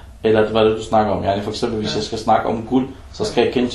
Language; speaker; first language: Danish; early bilingual, other home language; Arabic